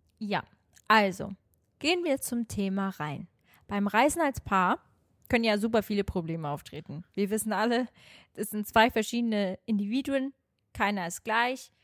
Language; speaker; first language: German; non-native, fluent; Portuguese